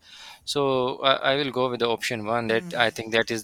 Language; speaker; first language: English; non-native, local second language; Urdu